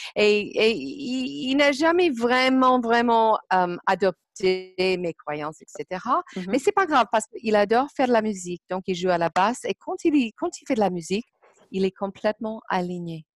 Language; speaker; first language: French; non-native, fluent; English